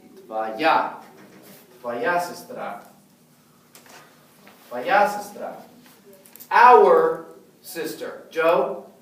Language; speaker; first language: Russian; non-native, fluent; English